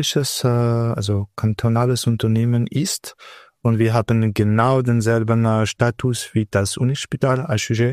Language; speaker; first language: German; non-native, local second language; French